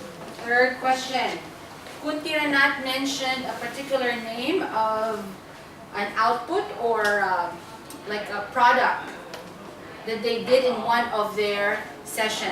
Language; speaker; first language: English; non-native, fluent; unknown